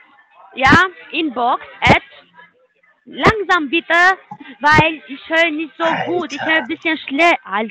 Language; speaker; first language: German; non-native, learner; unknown